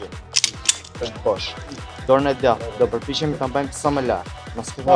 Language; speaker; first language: Albanian; native; Albanian